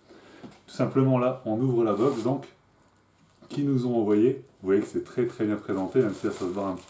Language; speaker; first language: French; native; French